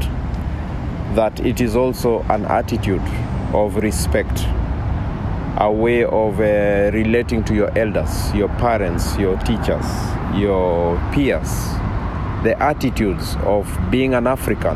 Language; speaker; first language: English; non-native, local second language; Masai